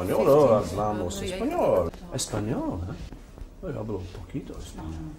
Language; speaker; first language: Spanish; non-native, learner; English